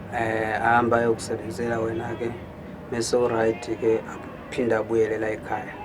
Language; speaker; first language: Zulu; native; Zulu